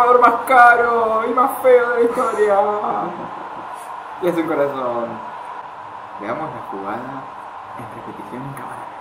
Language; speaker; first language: Spanish; native; Spanish